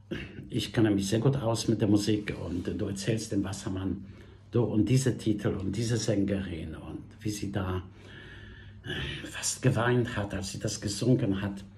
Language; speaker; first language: German; non-native, fluent; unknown